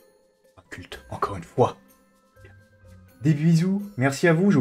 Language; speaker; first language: French; native; French